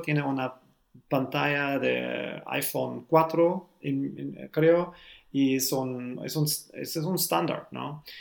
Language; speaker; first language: Spanish; non-native, learner; German